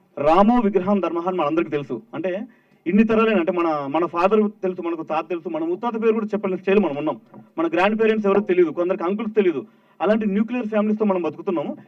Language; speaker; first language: Telugu; native; Telugu